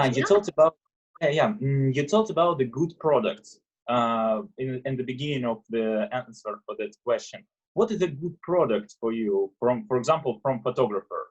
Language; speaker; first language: English; non-native, learner; Russian